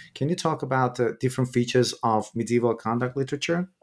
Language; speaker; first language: English; non-native, fluent; Persian